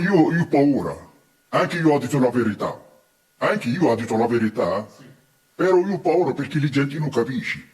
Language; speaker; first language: Italian; non-native, learner; Arabic